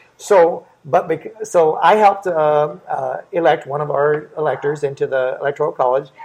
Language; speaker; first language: English; native; English